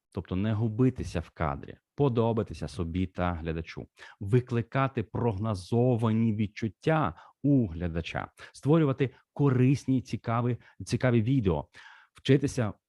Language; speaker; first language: Ukrainian; non-native, local second language; Russian